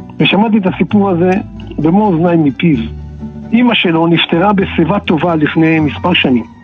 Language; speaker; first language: Hebrew; native; Hebrew